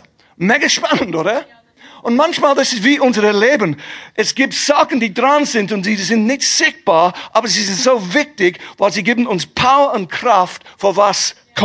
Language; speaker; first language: German; non-native, fluent; English